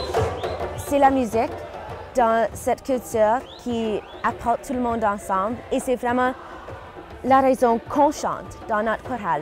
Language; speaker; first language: French; non-native, local second language; English